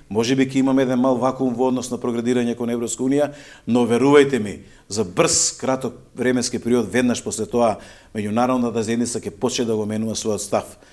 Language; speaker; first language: Macedonian; native; Macedonian